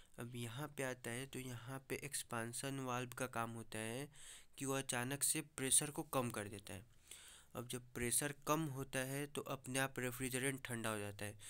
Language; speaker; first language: Hindi; native; Hindi